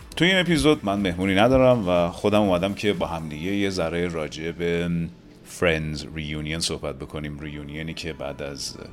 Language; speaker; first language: Persian; native; Persian